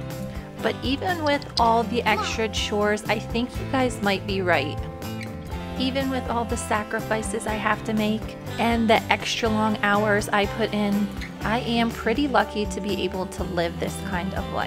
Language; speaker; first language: English; native; English